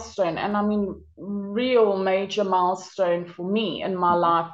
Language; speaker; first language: English; native; English